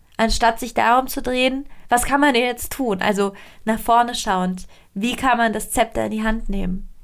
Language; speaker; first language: German; non-native, fluent; Italian